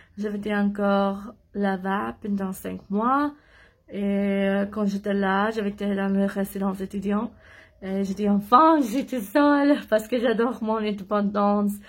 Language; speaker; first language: French; non-native, learner; English